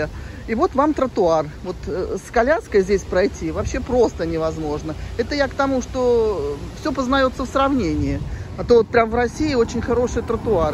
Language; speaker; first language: Russian; native; Russian